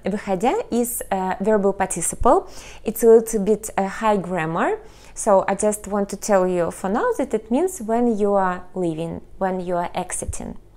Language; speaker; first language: English; non-native, fluent; Russian